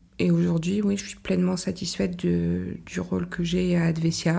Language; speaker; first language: French; native; French